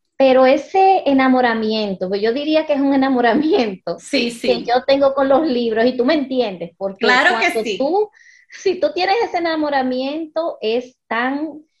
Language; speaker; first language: Spanish; early bilingual, heritage; Spanish